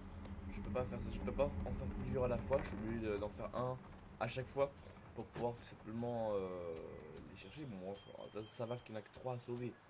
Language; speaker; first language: French; native; French